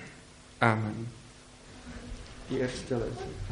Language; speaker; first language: German; non-native, fluent; Czech